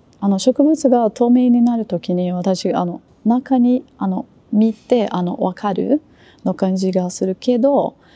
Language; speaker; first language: Japanese; non-native, learner; Portuguese